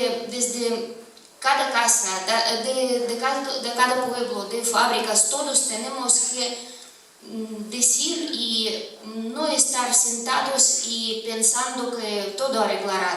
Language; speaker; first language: Spanish; non-native, fluent; Russian